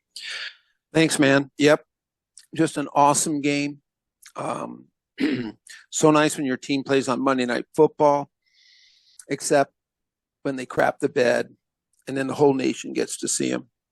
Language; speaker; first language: English; native; English